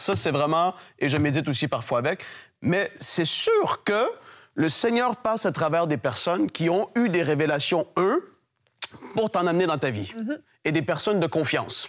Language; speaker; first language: French; native; French